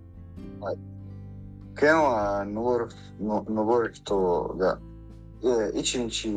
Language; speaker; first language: Japanese; non-native, learner; Arabic